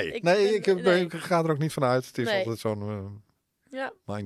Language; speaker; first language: Dutch; native; Dutch